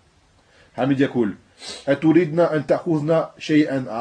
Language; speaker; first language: Arabic; non-native, fluent; French